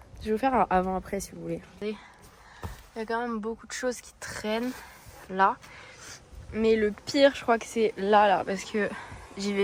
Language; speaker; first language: French; native; French